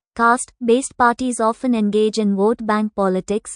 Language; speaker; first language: English; non-native, local second language; Tamil